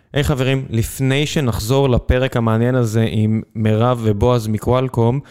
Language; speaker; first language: Hebrew; native; Hebrew